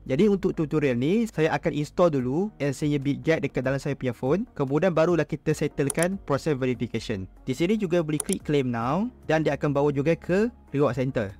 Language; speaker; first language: Malay; native; Malay